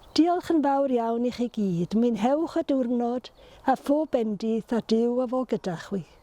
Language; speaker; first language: Welsh; native; Welsh